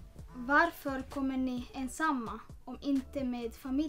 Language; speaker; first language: Swedish; non-native, learner; Tigrinya